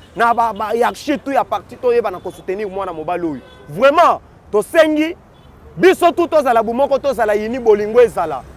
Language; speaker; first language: Lingala; non-native, local second language; Kongo